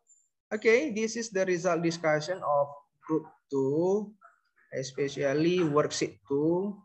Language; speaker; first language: English; non-native, learner; Indonesian